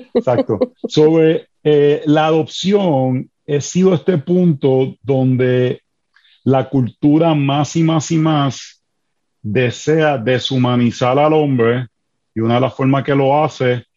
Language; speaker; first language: Spanish; native; Spanish